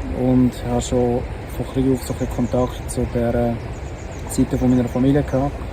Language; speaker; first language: German; native; German